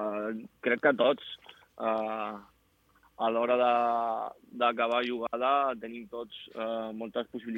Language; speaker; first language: Catalan; non-native, local second language; Spanish